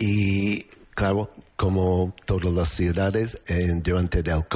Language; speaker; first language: Spanish; non-native, learner; English